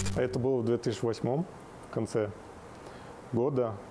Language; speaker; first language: Russian; non-native, fluent; Arabic